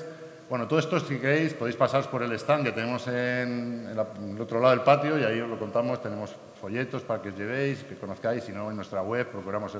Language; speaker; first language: Spanish; native; Spanish